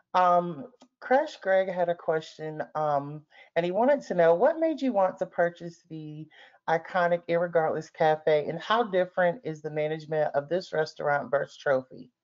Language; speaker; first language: English; native; English